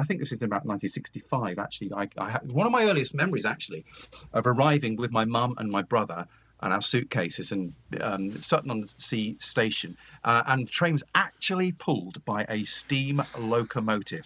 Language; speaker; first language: English; native; English